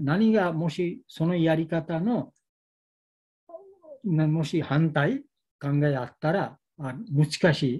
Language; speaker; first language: Japanese; non-native, learner; Bangla